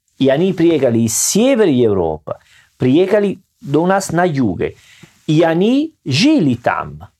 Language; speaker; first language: Russian; non-native, learner; Italian